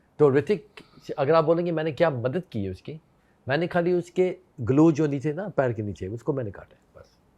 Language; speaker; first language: Hindi; non-native, fluent; English